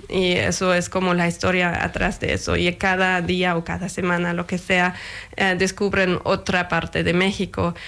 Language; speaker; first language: Spanish; non-native, fluent; German